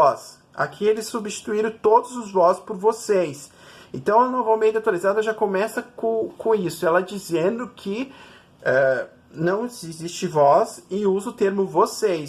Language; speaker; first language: Portuguese; native; Portuguese